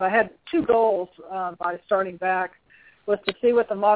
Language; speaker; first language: English; native; English